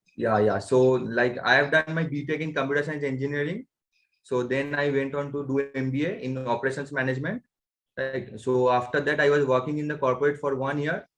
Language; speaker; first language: English; non-native, local second language; Bangla